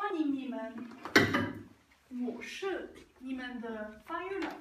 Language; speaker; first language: Chinese; non-native, learner; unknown